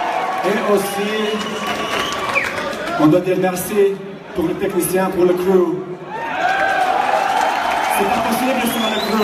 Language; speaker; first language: French; non-native, learner; Finnish